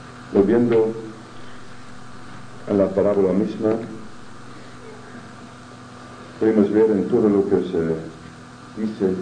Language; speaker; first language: Spanish; non-native, fluent; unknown